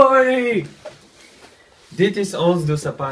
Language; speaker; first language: Dutch; non-native, learner; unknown